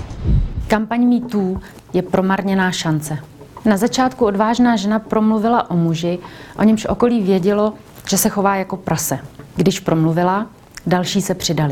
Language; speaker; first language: Czech; native; Czech